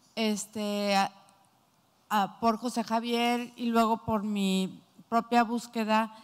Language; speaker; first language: Spanish; native; Spanish